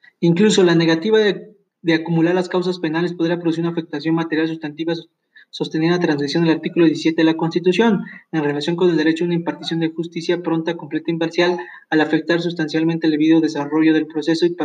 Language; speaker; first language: Spanish; native; Spanish